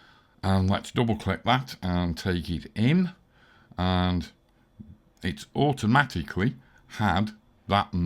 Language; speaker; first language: English; native; English